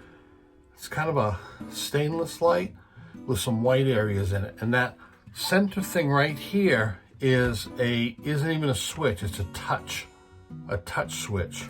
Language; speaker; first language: English; native; English